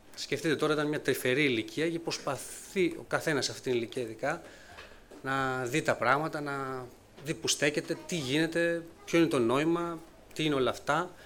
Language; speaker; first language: Greek; native; Greek